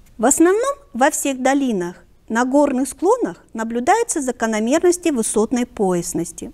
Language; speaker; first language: Russian; non-native, local second language; Kyrgyz